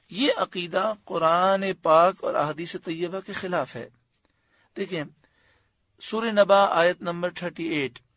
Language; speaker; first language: Urdu; native; Urdu